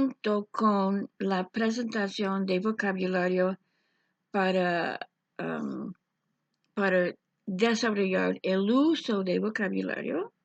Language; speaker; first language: Spanish; non-native, fluent; English